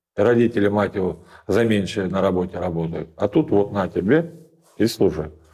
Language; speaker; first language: Russian; native; Russian